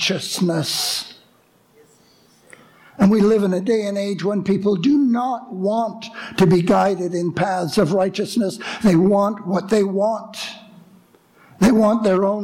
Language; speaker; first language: English; native; English